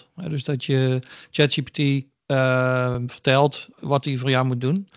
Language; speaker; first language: Dutch; native; Dutch